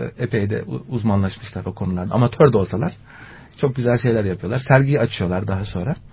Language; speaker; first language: Turkish; native; Turkish